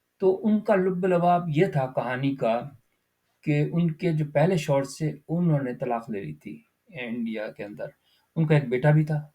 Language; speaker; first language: Urdu; native; Urdu